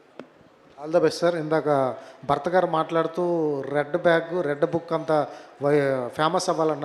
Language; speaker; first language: Telugu; native; Telugu